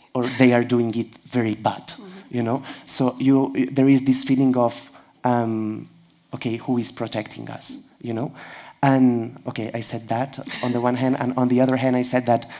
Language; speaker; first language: English; non-native, fluent; Catalan